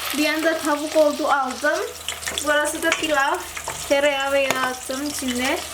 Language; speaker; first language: Turkish; non-native, learner; Indonesian